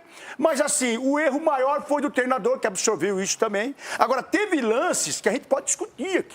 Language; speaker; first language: Portuguese; native; Portuguese